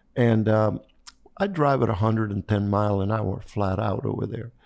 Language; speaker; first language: English; non-native, fluent; Spanish